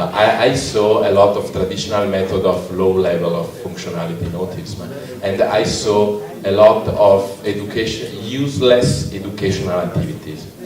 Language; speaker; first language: English; non-native, learner; Italian